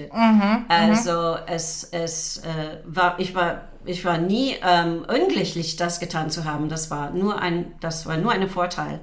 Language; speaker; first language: German; non-native, fluent; English